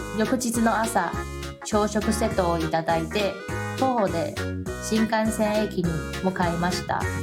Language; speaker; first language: Japanese; non-native, fluent; Chinese